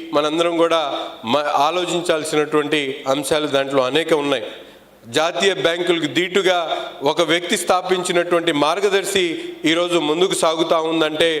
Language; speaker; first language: Telugu; non-native, local second language; Urdu